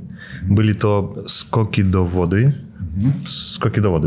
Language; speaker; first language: Polish; non-native, fluent; Russian